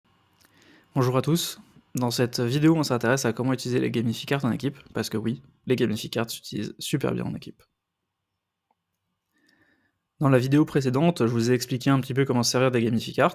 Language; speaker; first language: French; native; French